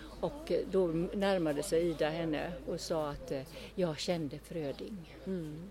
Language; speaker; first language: Swedish; early bilingual, other home language; Estonian